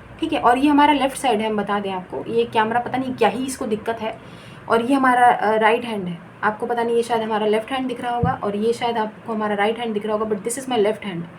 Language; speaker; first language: Hindi; non-native, local second language; Bangla